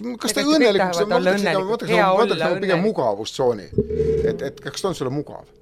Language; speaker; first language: Estonian; native; Estonian